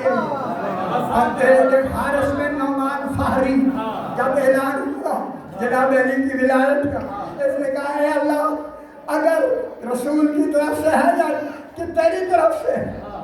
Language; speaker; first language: Urdu; native; Urdu